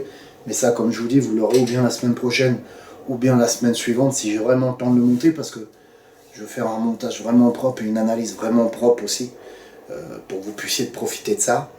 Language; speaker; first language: French; native; French